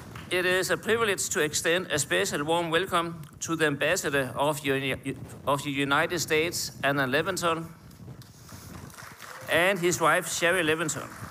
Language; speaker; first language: English; non-native, fluent; Danish